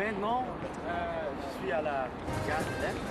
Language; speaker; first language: French; non-native, learner; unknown